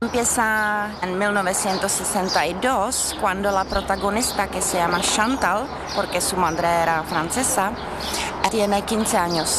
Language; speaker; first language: Spanish; non-native, fluent; Czech